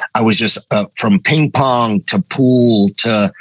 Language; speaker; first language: English; native; English